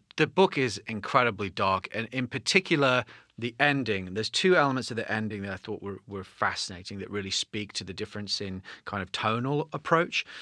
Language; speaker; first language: English; native; English